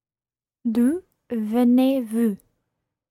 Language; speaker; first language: French; non-native, learner; English